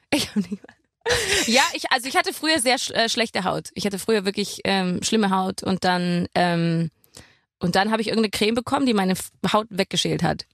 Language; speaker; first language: German; non-native, fluent; English